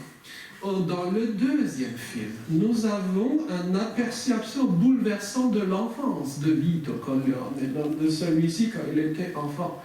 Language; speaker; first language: French; native; French